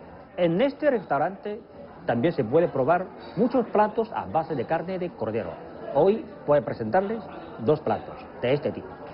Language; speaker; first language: Spanish; non-native, fluent; Chinese